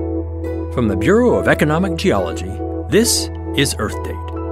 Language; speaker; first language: English; native; English